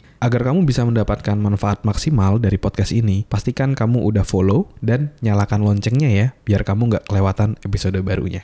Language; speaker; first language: Indonesian; native; Indonesian